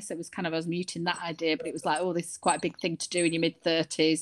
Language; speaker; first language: English; native; English